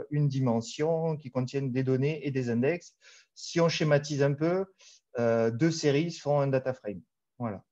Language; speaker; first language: French; native; French